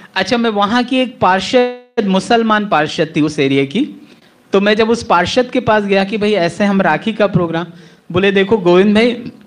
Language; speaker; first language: Hindi; native; Hindi